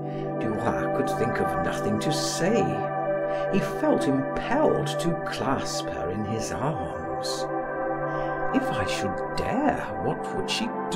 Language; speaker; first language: English; native; English